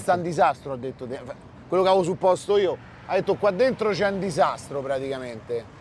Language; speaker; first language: Italian; native; Italian